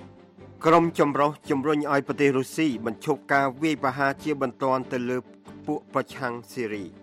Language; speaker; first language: Khmer; native; Khmer